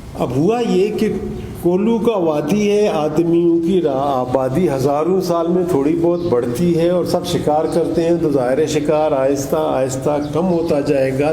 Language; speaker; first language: Urdu; non-native, local second language; Baluchi